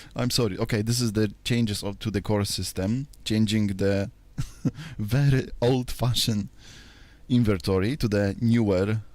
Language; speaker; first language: English; non-native, fluent; Polish